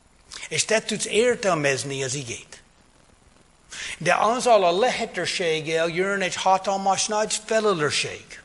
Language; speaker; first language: Hungarian; non-native, fluent; English